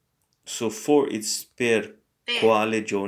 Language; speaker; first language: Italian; non-native, learner; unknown